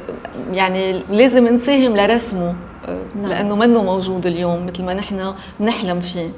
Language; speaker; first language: Arabic; native; Arabic